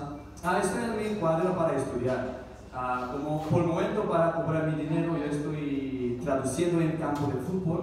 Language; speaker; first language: Spanish; non-native, learner; Korean